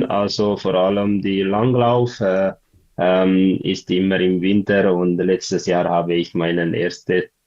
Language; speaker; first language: German; non-native, learner; Tigrinya